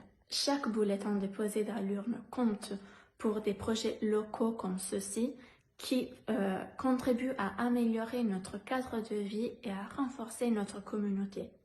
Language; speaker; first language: French; native; French